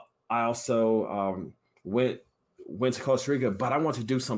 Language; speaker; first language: English; native; English